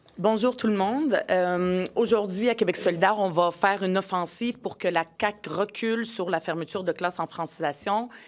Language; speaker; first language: French; early bilingual, other home language; Arabic